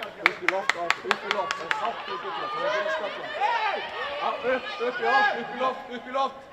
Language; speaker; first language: Icelandic; non-native, learner; Swedish